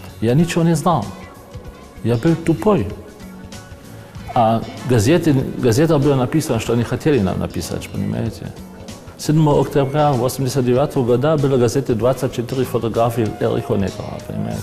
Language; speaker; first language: Russian; non-native, fluent; German